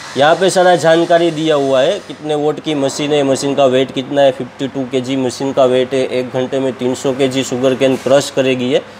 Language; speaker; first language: Hindi; non-native, local second language; Gujarati